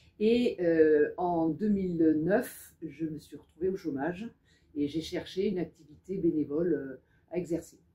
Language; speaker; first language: French; native; French